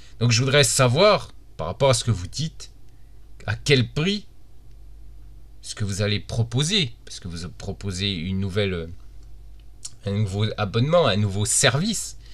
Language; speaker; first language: French; native; French